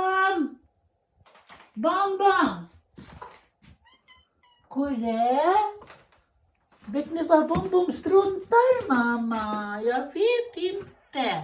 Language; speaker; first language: Swedish; non-native, learner; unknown